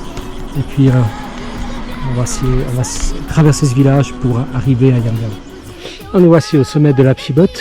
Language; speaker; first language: French; native; French